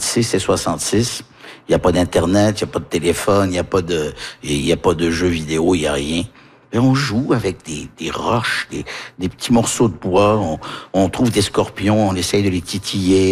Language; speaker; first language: French; early bilingual, other home language; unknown